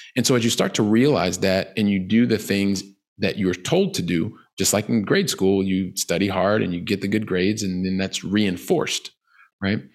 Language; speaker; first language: English; native; English